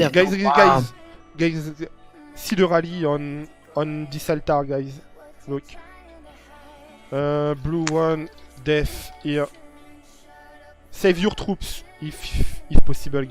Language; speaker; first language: English; non-native, learner; French